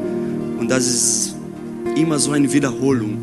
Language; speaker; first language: German; non-native, learner; Portuguese